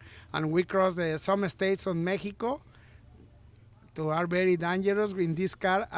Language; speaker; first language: English; non-native, learner; Spanish